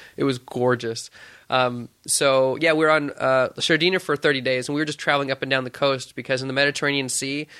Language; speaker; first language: English; native; English